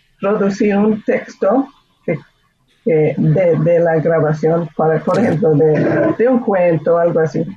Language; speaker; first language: Spanish; non-native, fluent; English